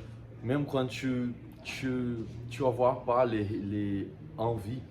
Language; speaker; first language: French; non-native, learner; Portuguese